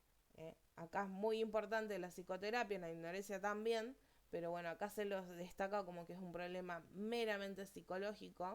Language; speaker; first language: Spanish; native; Spanish